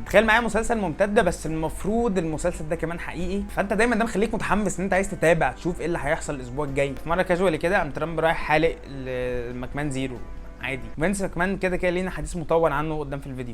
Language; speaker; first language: Arabic; native; Arabic